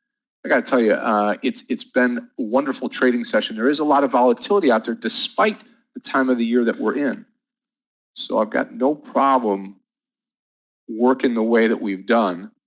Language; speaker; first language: English; native; English